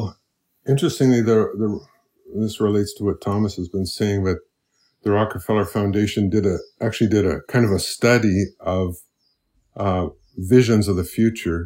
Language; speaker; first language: English; native; English